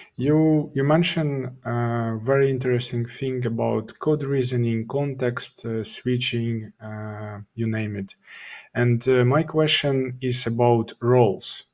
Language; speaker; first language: English; non-native, fluent; Ukrainian